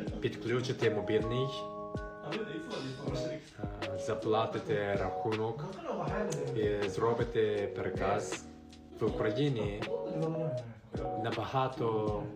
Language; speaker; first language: Ukrainian; non-native, learner; Japanese